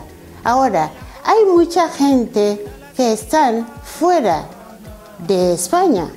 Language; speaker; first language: Spanish; non-native, fluent; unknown